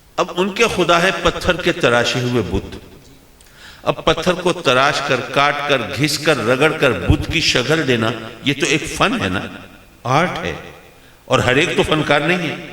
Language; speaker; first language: Urdu; native; Urdu